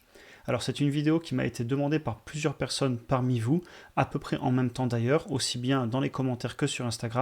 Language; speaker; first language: French; native; French